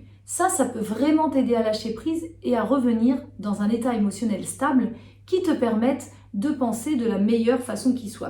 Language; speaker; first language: French; native; French